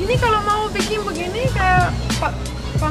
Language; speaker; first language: Indonesian; non-native, learner; Romanian